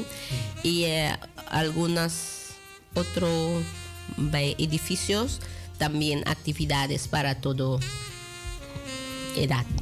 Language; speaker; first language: Spanish; non-native, local second language; Dutch